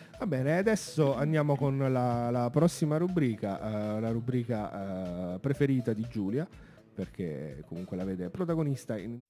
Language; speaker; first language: Italian; native; Italian